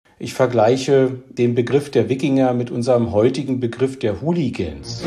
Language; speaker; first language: German; native; German